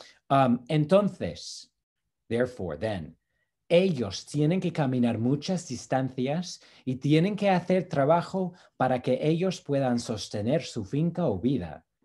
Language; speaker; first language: Spanish; non-native, fluent; English